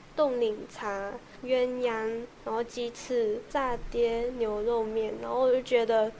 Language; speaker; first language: Chinese; non-native, local second language; Cantonese